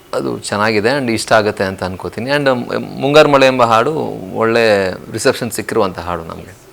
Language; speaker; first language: Kannada; non-native, local second language; Tulu